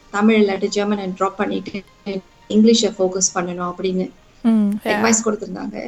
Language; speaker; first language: Tamil; native; Tamil